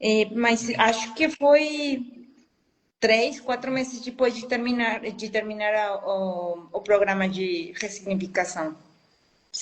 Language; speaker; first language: Portuguese; non-native, fluent; Spanish